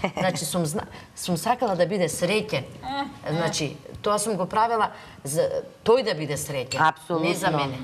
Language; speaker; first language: Macedonian; native; Macedonian